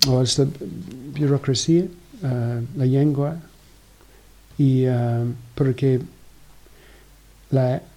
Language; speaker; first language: Catalan; non-native, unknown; English